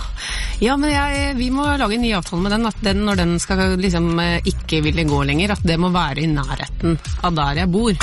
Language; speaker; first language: Norwegian; native; Norwegian